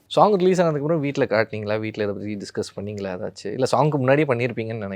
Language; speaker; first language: Tamil; native; Tamil